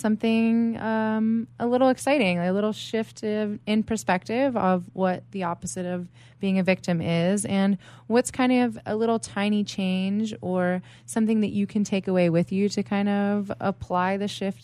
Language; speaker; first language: English; native; English